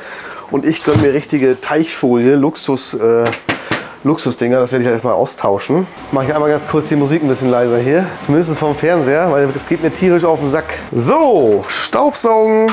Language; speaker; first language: German; native; German